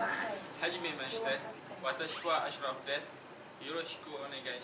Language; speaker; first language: Japanese; non-native, learner; Malay